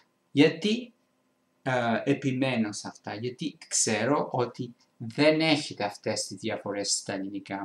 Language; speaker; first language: Greek; non-native, fluent; Italian